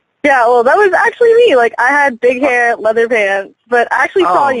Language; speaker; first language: English; native; English